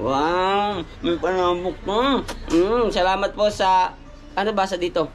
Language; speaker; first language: Filipino; native; Filipino